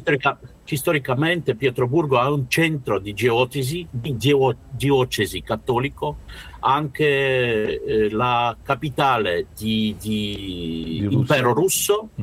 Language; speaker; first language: Italian; non-native, learner; Russian